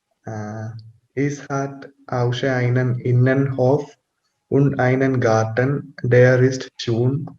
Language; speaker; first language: German; non-native, learner; Malayalam